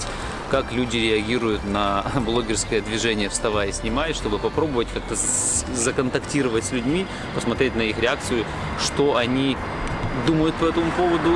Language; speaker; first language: Russian; native; Russian